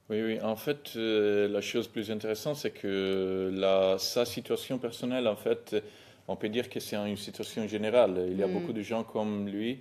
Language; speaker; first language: French; non-native, fluent; Italian